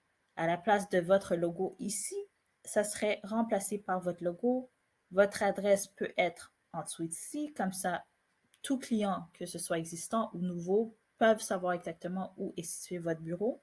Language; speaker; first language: French; native; French